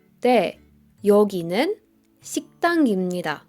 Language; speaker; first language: Korean; non-native, fluent; Polish